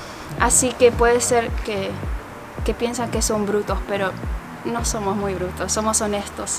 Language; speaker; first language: Spanish; early bilingual, heritage; Spanish